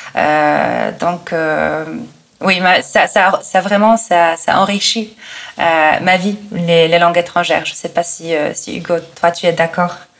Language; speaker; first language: French; non-native, fluent; Polish